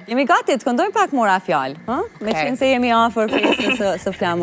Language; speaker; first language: Albanian; native; Albanian